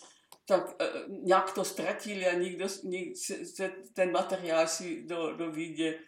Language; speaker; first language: Czech; non-native, local second language; German